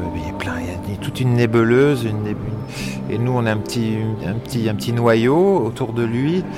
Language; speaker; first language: French; native; French